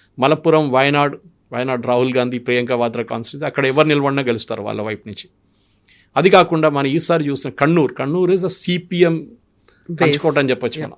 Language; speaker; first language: Telugu; non-native, local second language; Malayalam